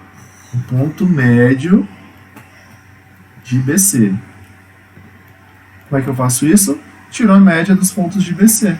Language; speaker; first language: Portuguese; native; Portuguese